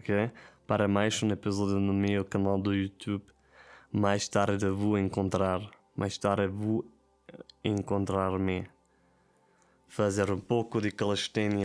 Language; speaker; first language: Portuguese; non-native, learner; German